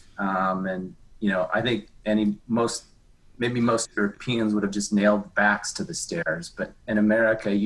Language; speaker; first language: English; native; English